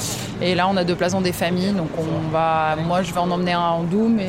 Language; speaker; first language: French; native; French